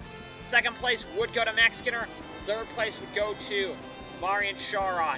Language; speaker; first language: English; native; English